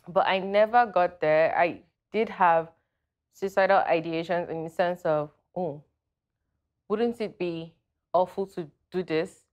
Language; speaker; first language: English; non-native, local second language; Yoruba